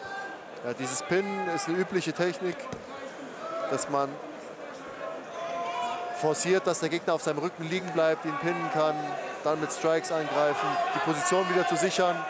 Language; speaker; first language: German; native; German